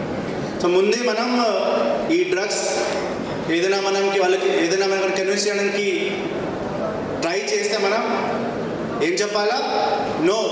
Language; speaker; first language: Telugu; non-native, fluent; Hindi